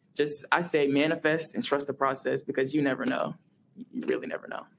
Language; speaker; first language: English; native; English